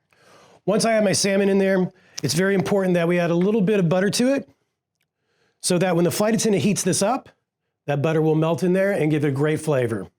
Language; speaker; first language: English; native; English